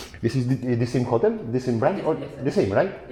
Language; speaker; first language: English; non-native, learner; Polish